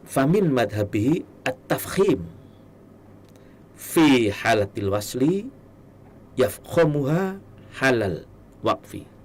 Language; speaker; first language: Arabic; non-native, fluent; Indonesian